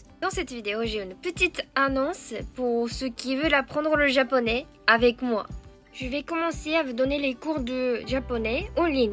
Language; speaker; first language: French; non-native, fluent; Japanese